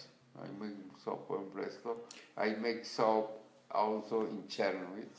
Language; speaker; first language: English; non-native, learner; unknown